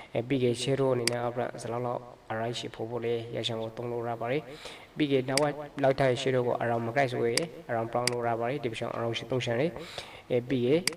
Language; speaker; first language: Burmese; native; Burmese